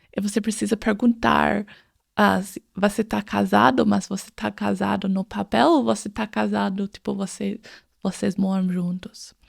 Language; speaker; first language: Portuguese; non-native, fluent; English